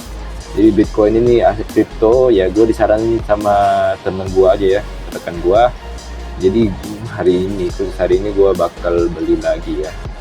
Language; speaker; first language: Indonesian; native; Indonesian